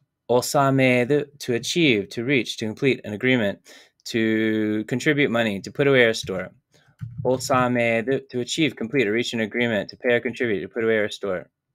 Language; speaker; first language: English; native; English